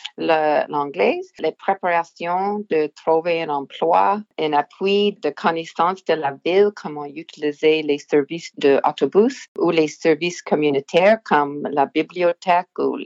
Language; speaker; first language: French; non-native, local second language; English